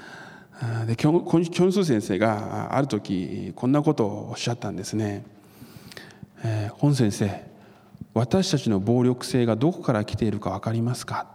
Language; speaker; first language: Japanese; non-native, fluent; Korean